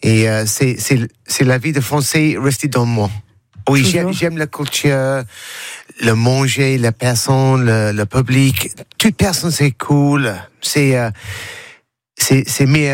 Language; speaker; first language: French; non-native, learner; English